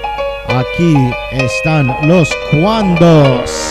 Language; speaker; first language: Spanish; non-native, learner; English